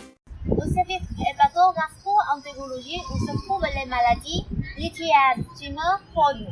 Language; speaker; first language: French; non-native, fluent; Vietnamese